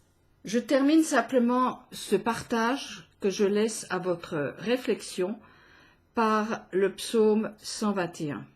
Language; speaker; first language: French; native; French